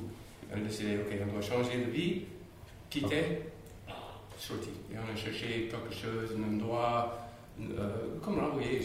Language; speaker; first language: French; non-native, learner; English